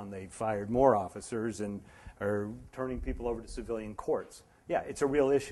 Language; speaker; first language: English; native; English